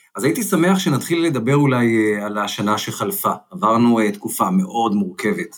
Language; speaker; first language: Hebrew; native; Hebrew